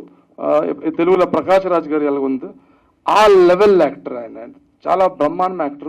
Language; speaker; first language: Telugu; early bilingual, heritage; Telugu